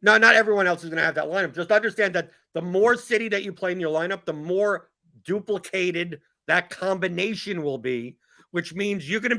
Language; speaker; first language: English; native; English